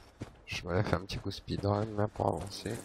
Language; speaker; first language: French; native; French